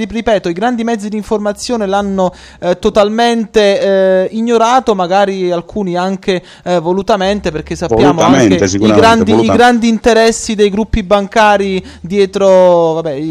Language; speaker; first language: Italian; native; Italian